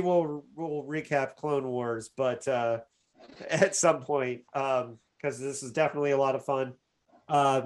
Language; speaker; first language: English; native; English